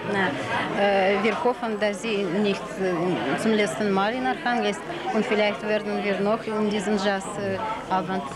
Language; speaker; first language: German; non-native, learner; Russian